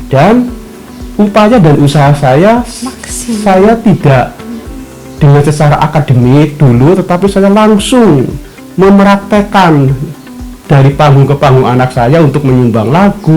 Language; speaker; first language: Indonesian; non-native, local second language; Javanese